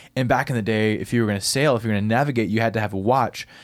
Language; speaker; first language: English; native; English